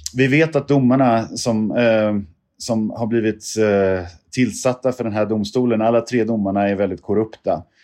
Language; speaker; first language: Swedish; native; Swedish